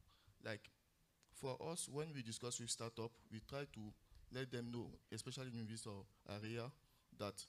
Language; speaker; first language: English; non-native, local second language; French